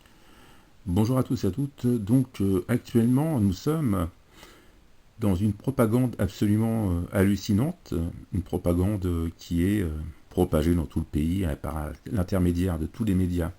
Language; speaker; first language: French; native; French